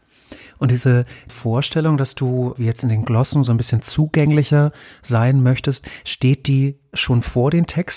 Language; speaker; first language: German; native; German